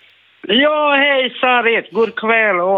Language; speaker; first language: Swedish; non-native, learner; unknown